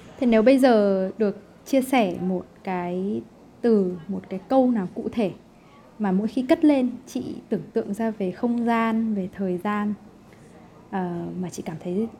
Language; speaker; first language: Vietnamese; native; Vietnamese